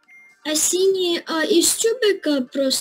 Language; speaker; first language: Russian; early bilingual, heritage; Russian